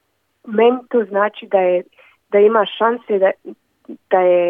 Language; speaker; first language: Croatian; early bilingual, other home language; Bosnian